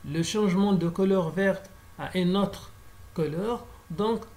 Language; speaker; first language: French; non-native, local second language; Arabic